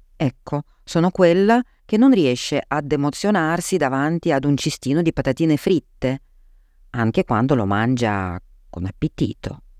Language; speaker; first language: Italian; non-native, fluent; Russian